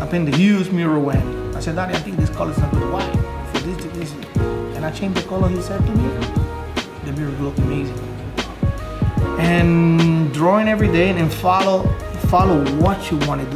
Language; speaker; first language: English; non-native, local second language; Spanish